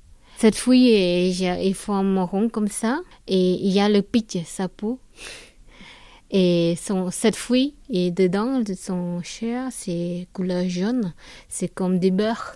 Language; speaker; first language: French; non-native, learner; Khmer